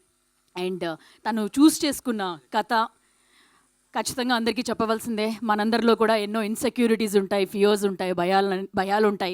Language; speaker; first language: Telugu; native; Telugu